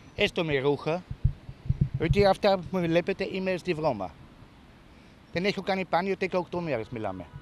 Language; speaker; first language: Greek; non-native, fluent; German